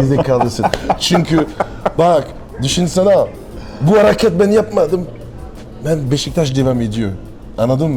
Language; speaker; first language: Turkish; non-native, learner; French